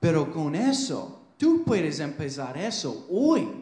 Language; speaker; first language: Spanish; non-native, fluent; English